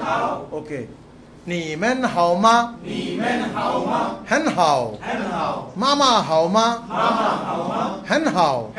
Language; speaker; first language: Chinese; non-native, fluent; Bangla